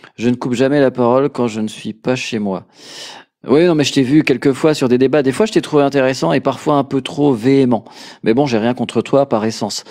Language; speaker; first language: French; native; French